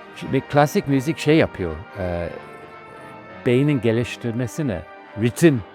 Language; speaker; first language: Turkish; non-native, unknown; English